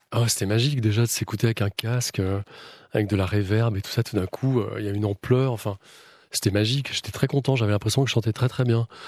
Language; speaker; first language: French; native; French